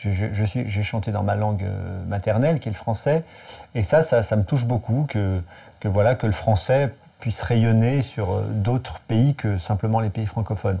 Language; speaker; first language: French; native; French